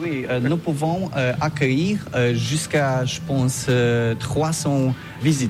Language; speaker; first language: French; non-native, learner; Polish